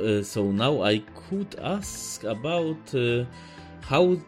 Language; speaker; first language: English; non-native, fluent; Polish